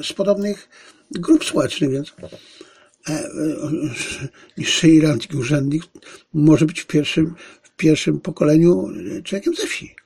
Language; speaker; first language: Polish; native; Polish